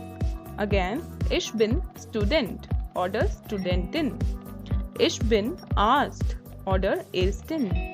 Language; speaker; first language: German; non-native, learner; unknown